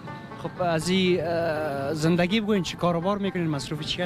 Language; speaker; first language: Persian; native; Persian